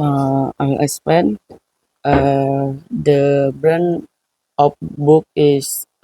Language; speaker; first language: English; non-native, learner; Indonesian